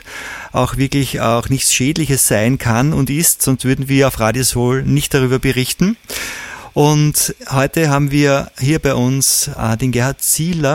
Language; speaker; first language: German; native; German